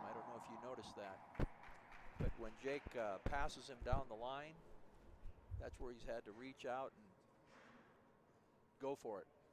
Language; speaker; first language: English; native; English